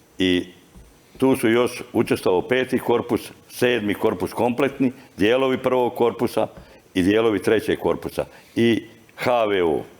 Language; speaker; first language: Bosnian; native; Bosnian